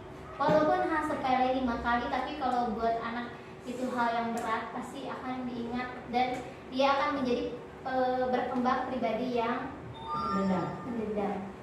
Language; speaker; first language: Indonesian; native; Indonesian